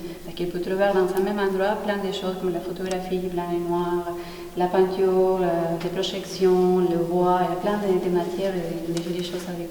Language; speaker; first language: French; non-native, fluent; Spanish